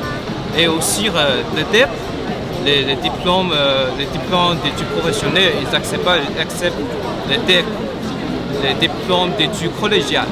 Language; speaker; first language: French; non-native, fluent; Chinese